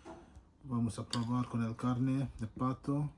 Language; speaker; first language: Spanish; non-native, fluent; Sylheti